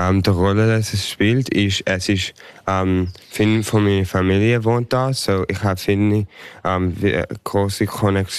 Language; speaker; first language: German; early bilingual, heritage; English